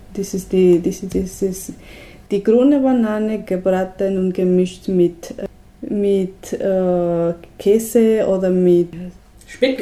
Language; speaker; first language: German; non-native, learner; Spanish